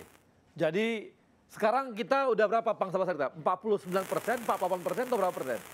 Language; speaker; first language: Indonesian; native; Indonesian